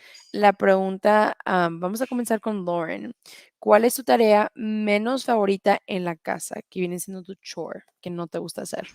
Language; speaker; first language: Spanish; early bilingual, heritage; Spanish